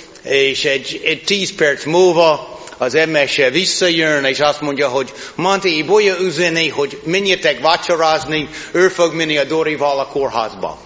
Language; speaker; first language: Hungarian; non-native, fluent; English